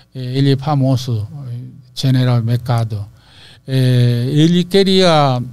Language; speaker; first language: Portuguese; non-native, learner; Korean